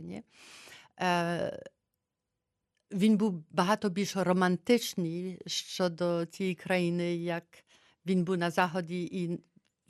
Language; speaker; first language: Ukrainian; early bilingual, heritage; Ukrainian